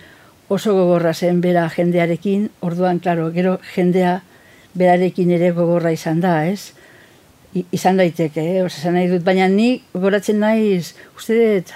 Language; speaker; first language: Basque; non-native, fluent; Catalan